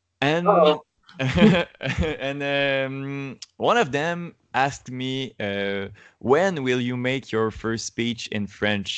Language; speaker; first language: English; non-native, learner; French